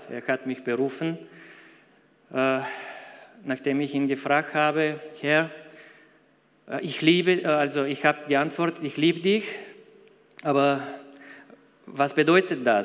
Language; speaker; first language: German; non-native, fluent; Bulgarian